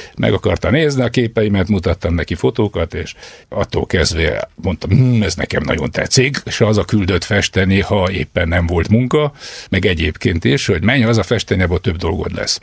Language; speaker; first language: Hungarian; native; Hungarian